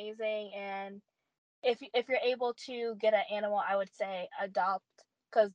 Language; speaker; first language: English; native; English